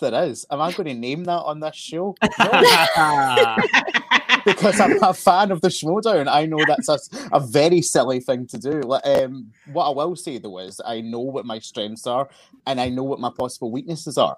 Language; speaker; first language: English; native; English